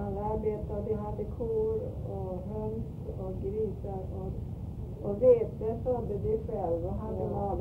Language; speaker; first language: Swedish; early bilingual, heritage; Swedish